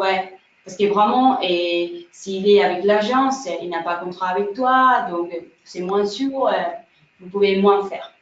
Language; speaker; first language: French; non-native, fluent; Spanish